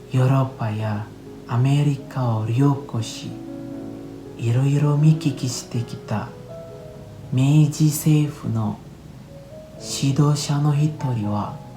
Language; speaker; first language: Japanese; non-native, learner; Indonesian